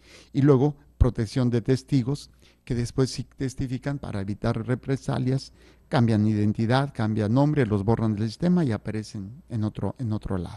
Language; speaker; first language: Spanish; native; Spanish